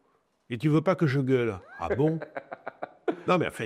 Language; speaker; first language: French; native; French